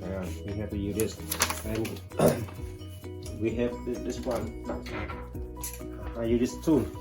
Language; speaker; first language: English; non-native, learner; Vietnamese